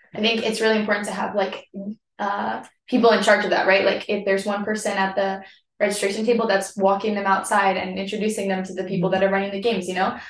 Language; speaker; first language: English; native; English